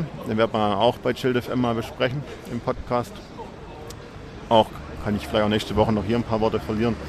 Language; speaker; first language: German; native; German